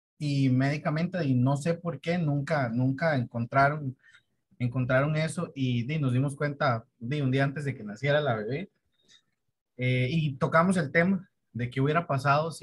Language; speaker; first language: Spanish; native; Spanish